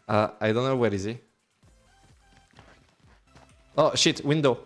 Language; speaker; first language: English; non-native, learner; French